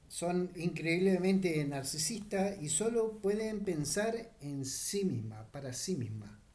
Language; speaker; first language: Spanish; native; Spanish